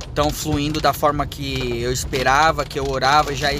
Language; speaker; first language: Portuguese; early bilingual, other home language; Japanese